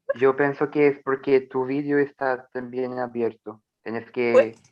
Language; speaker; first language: Spanish; non-native, learner; Portuguese